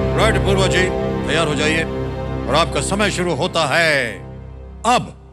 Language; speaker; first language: Hindi; native; Hindi